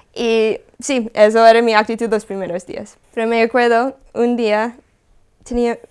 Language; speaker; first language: Spanish; non-native, fluent; English